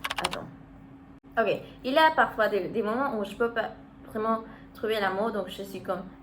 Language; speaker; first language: French; non-native, learner; Spanish